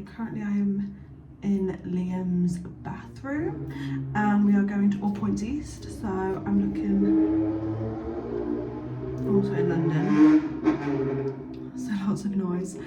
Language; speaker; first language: English; native; English